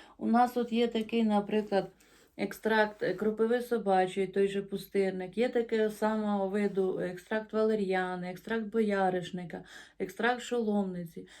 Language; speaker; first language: Ukrainian; non-native, local second language; Russian